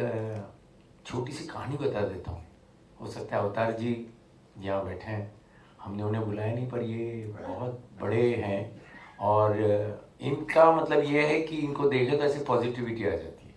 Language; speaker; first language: Hindi; native; Hindi